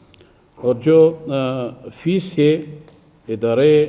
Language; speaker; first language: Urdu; non-native, fluent; Persian